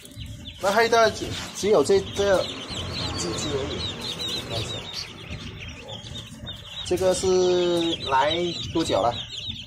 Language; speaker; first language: Chinese; non-native, learner; Vietnamese